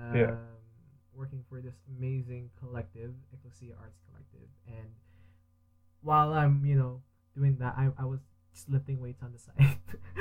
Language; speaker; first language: English; early bilingual, other home language; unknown